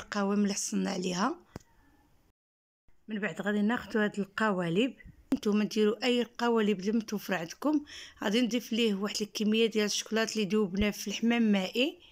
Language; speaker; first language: Arabic; native; Arabic